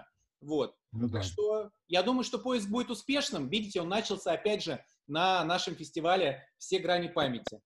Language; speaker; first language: Russian; native; Russian